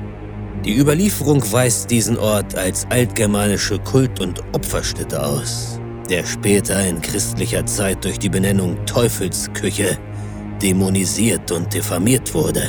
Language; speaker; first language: German; native; German